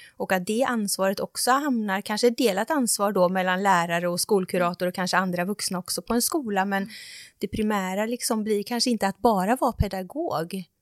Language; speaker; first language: Swedish; native; Swedish